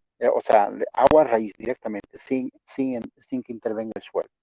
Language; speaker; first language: Spanish; native; Spanish